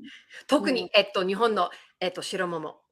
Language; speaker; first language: Japanese; early bilingual, heritage; Japanese